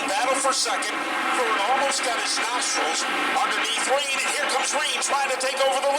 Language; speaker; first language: English; native; English